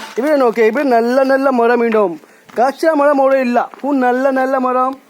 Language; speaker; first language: Malayalam; non-native, learner; Bangla